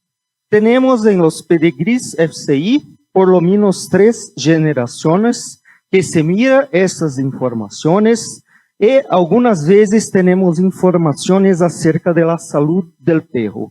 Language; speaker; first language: Spanish; non-native, fluent; Portuguese